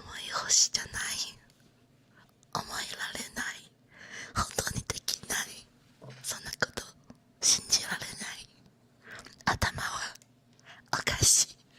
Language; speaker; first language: Japanese; non-native, learner; Chinese